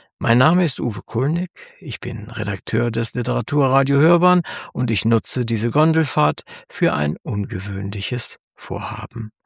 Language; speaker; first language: German; native; German